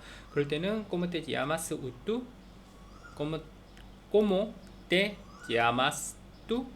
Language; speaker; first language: Spanish; non-native, learner; Korean